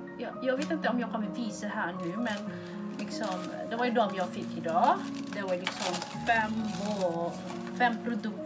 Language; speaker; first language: Swedish; non-native, fluent; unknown